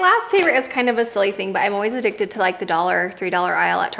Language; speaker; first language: English; native; English